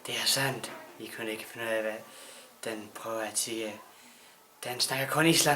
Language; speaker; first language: Danish; non-native, learner; Icelandic